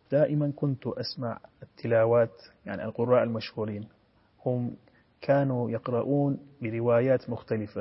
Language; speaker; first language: Arabic; non-native, fluent; Turkish